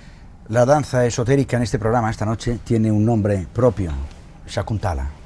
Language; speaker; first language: Spanish; native; Spanish